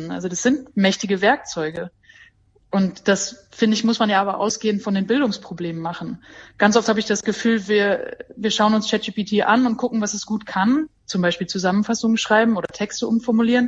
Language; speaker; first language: German; native; German